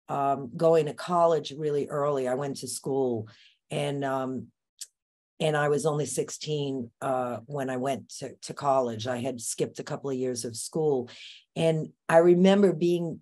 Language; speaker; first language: English; native; English